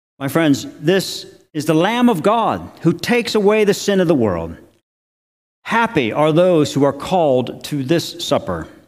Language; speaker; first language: English; native; English